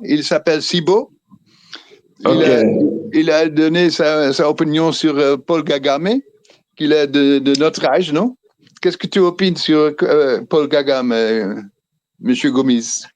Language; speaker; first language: French; non-native, fluent; Dutch